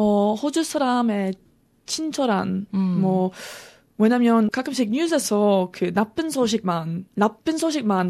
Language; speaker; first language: Korean; non-native, learner; English